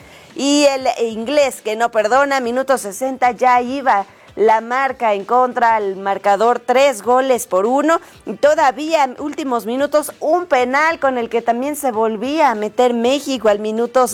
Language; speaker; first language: Spanish; native; Spanish